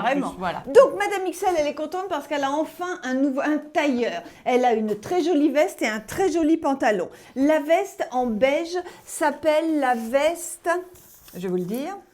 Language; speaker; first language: French; native; French